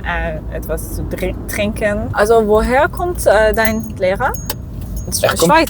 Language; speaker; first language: German; non-native, learner; Persian